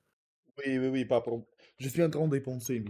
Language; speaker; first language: French; non-native, learner; Russian